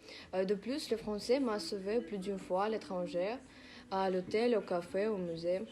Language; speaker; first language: French; non-native, fluent; Russian